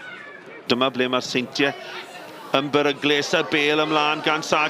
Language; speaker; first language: Welsh; native; Welsh